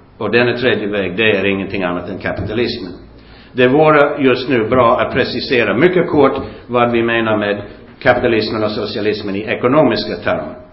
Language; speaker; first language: Swedish; non-native, fluent; English